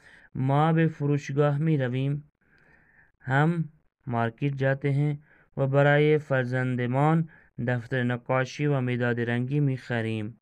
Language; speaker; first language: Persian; non-native, fluent; Urdu